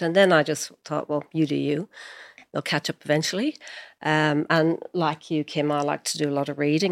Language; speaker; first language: English; native; English